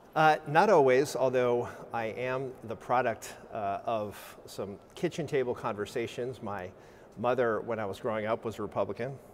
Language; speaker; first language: English; native; English